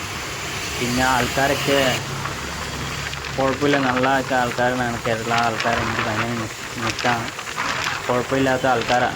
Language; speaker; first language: Malayalam; non-native, learner; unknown